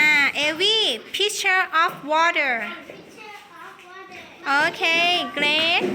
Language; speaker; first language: English; non-native, learner; Thai